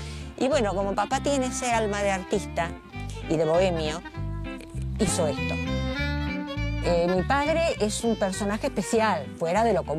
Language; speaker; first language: Spanish; native; Spanish